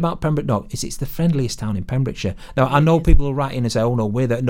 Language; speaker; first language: English; native; English